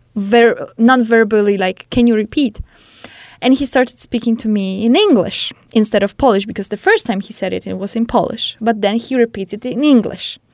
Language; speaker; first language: English; non-native, fluent; Polish